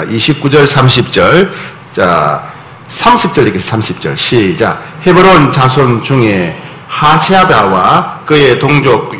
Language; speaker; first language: Korean; native; Korean